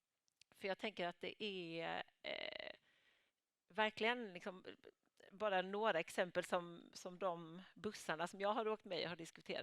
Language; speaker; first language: Swedish; native; Swedish